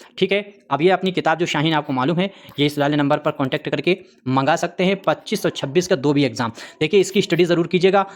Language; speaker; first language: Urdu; native; Urdu